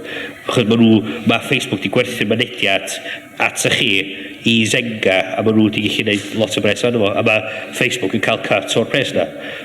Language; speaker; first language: Welsh; native; Welsh